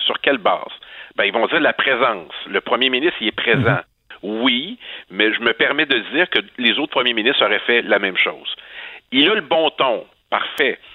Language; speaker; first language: French; native; French